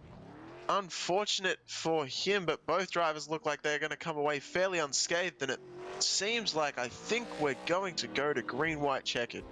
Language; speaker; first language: English; native; English